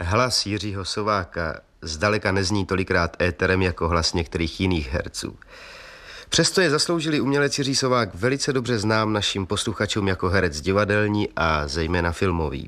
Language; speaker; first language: Czech; native; Czech